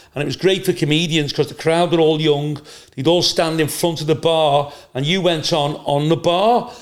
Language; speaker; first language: English; native; English